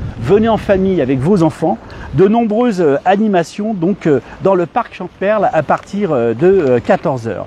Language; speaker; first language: French; native; French